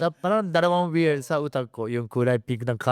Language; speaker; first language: Filipino; non-native, learner; Japanese